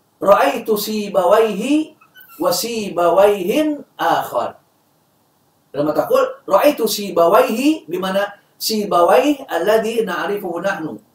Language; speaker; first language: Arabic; non-native, fluent; Indonesian